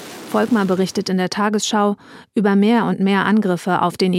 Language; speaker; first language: German; native; German